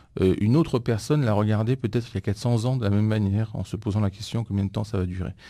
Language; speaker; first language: French; non-native, fluent; Greek